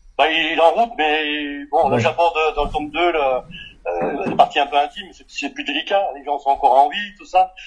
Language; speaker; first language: French; early bilingual, other home language; Portuguese